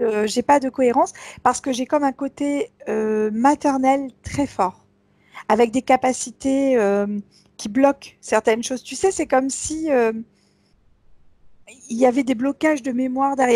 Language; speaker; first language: French; native; French